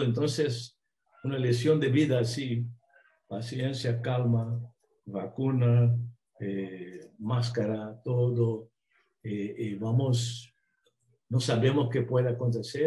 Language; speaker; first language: Spanish; non-native, fluent; Portuguese